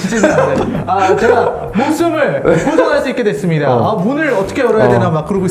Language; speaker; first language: Korean; native; Korean